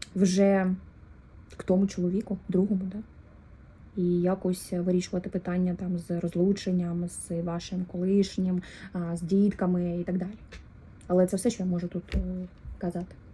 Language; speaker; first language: Ukrainian; non-native, local second language; Russian